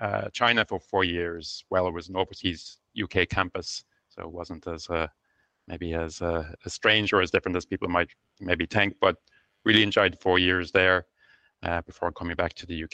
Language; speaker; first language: English; native; English